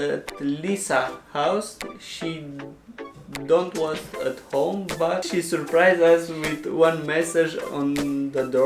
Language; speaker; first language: English; non-native, learner; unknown